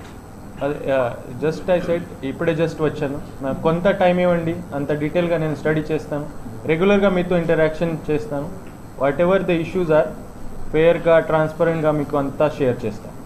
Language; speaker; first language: Telugu; non-native, learner; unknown